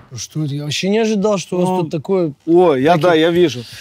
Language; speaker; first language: Russian; native; Russian